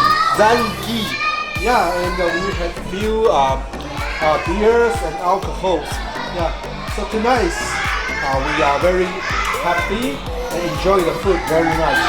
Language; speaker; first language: English; non-native, fluent; Chinese